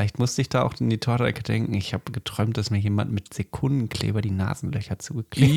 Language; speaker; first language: German; native; German